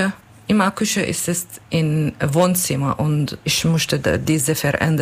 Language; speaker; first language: German; non-native, learner; Kurdish